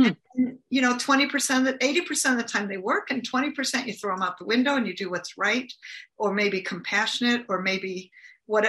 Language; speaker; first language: English; native; English